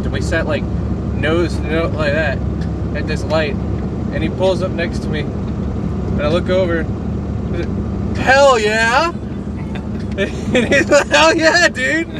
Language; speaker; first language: English; native; English